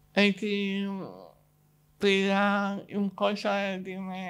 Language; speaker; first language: Hebrew; native; Hebrew